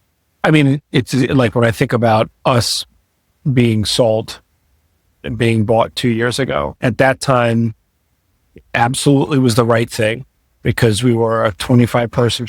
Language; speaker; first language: English; native; English